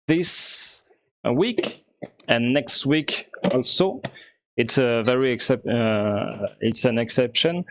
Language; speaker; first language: English; non-native, learner; French